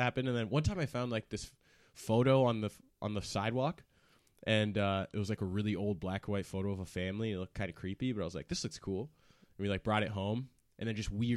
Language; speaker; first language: English; native; English